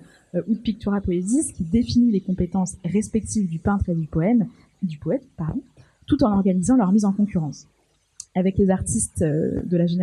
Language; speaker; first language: French; native; French